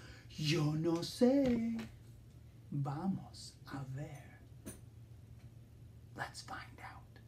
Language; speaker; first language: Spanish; non-native, fluent; English